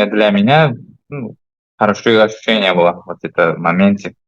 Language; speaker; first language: Russian; non-native, fluent; Uzbek